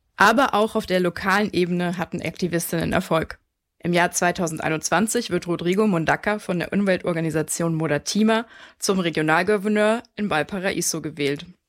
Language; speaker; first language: German; native; German